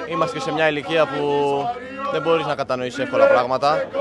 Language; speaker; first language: Greek; native; Greek